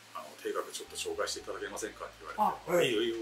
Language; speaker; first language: Japanese; native; Japanese